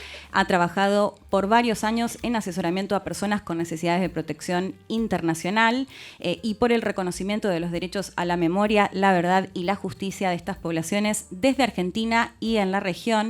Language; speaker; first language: Spanish; native; Spanish